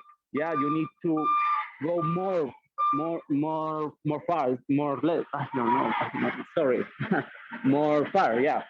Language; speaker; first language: English; non-native, learner; Spanish